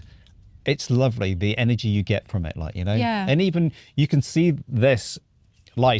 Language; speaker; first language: English; native; English